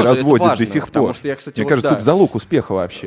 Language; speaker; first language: Russian; native; Russian